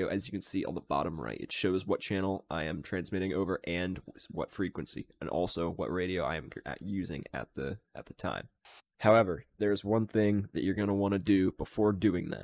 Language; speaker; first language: English; native; English